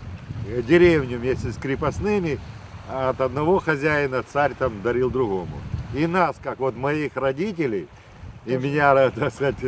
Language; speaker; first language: Russian; native; Russian